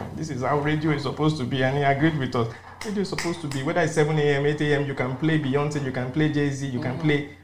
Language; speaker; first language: English; non-native, local second language; Yoruba